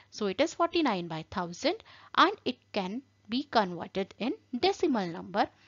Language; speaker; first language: English; non-native, local second language; Hindi